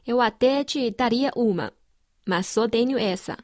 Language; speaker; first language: Portuguese; non-native, fluent; Chinese